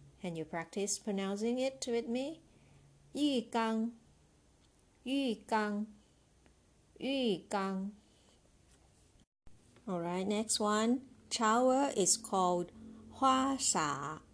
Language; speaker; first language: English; non-native, fluent; Chinese